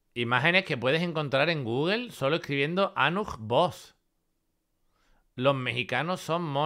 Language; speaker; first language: Spanish; native; Spanish